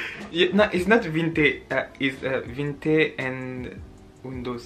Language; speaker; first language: English; non-native, learner; French